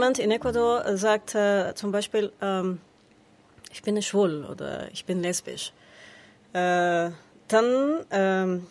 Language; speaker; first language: German; non-native, learner; Spanish